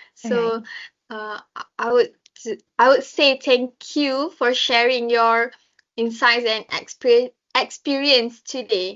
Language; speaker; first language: English; non-native, local second language; Malay